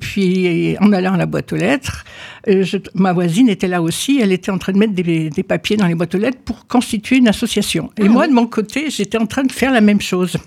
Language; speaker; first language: French; native; French